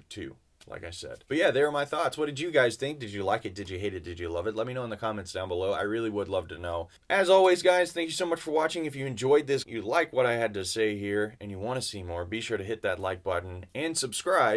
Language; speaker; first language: English; native; English